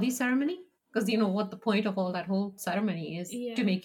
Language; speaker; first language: English; non-native, local second language; Punjabi